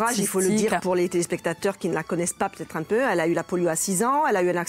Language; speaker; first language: French; native; French